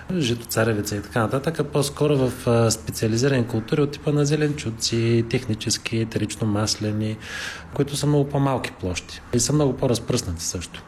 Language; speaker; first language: Bulgarian; native; Bulgarian